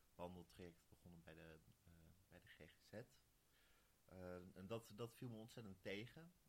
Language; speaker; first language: Dutch; native; Dutch